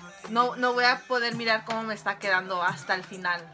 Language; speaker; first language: Spanish; early bilingual, heritage; Spanish